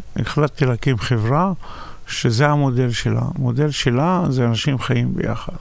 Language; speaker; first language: Hebrew; non-native, local second language; Arabic